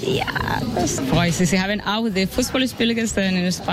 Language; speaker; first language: German; non-native, learner; Spanish